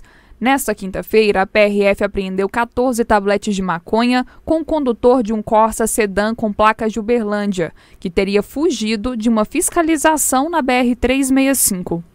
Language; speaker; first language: Portuguese; native; Portuguese